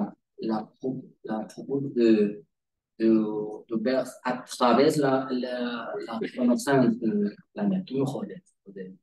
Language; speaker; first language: French; non-native, learner; Spanish